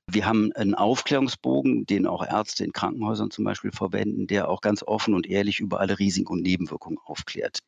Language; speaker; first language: German; native; German